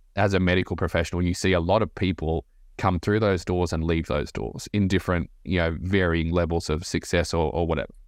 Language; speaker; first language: English; native; English